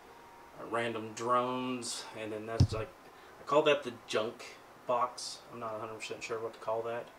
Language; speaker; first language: English; native; English